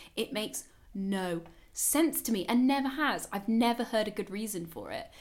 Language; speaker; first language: English; native; English